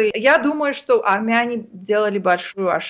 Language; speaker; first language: Russian; non-native, fluent; Armenian